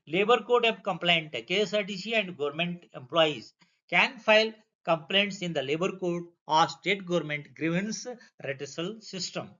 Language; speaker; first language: English; non-native, local second language; Kannada